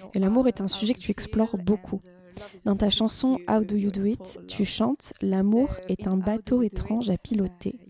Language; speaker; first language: French; native; French